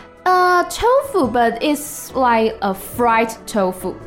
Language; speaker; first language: English; non-native, fluent; Chinese